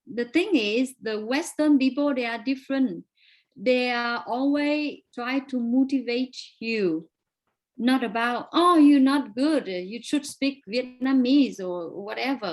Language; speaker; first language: English; non-native, fluent; Vietnamese